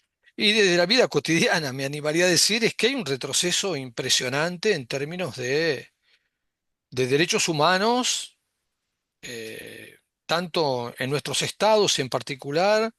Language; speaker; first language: Spanish; native; Spanish